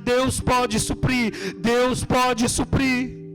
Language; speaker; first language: Portuguese; native; Portuguese